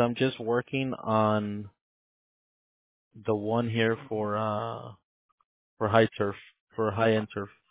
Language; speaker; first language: English; early bilingual, other home language; Spanish